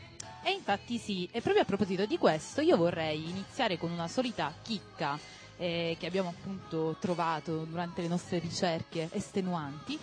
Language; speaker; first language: Italian; native; Italian